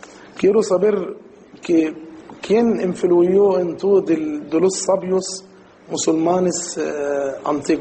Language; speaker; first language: Spanish; non-native, learner; Arabic